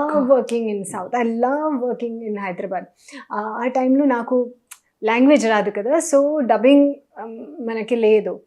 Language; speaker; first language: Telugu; non-native, local second language; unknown